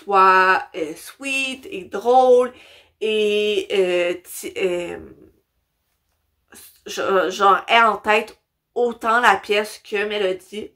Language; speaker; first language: French; native; French